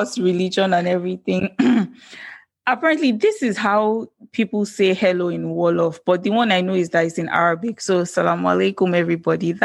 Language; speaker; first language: English; non-native, local second language; Yoruba